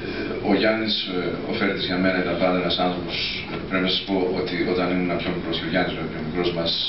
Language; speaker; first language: Greek; native; Greek